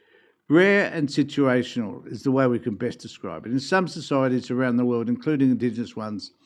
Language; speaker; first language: English; native; English